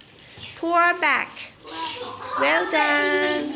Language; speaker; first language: English; non-native, fluent; Thai